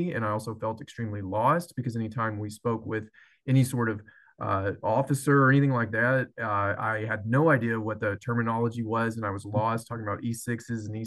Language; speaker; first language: English; native; English